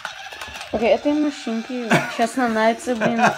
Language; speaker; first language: Russian; early bilingual, heritage; Russian